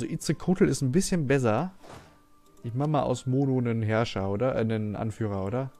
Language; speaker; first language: German; native; German